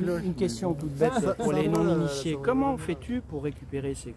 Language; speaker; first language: French; native; French